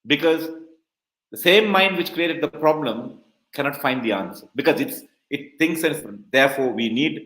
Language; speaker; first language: English; non-native, local second language; Tamil